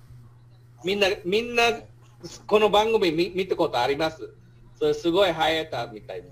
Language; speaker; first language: Japanese; non-native, fluent; English